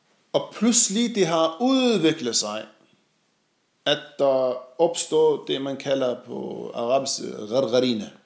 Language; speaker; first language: Danish; non-native, fluent; Arabic